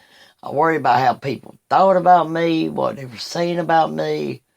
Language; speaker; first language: English; native; English